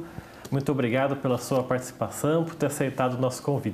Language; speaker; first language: Portuguese; native; Portuguese